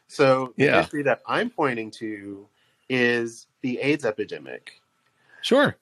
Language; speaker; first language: English; native; English